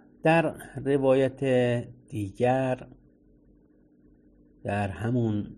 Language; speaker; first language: Persian; native; Persian